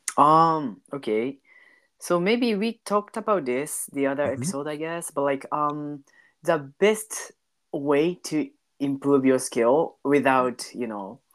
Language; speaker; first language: English; non-native, learner; Japanese